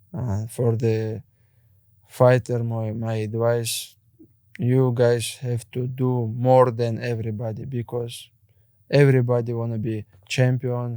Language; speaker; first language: English; non-native, learner; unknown